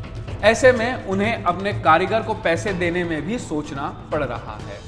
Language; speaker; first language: Hindi; native; Hindi